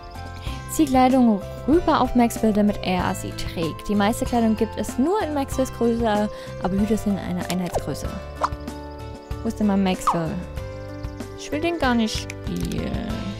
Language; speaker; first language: German; native; German